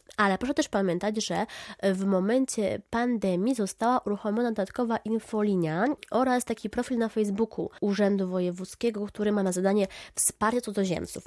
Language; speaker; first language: Polish; native; Polish